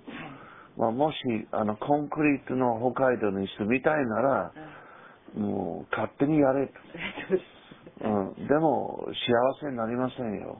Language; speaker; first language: Japanese; non-native, fluent; English